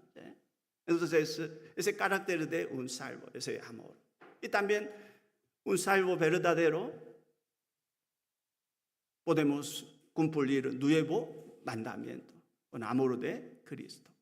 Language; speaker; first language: Spanish; non-native, learner; Korean